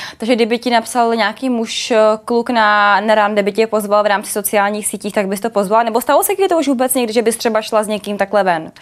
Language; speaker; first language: Czech; native; Czech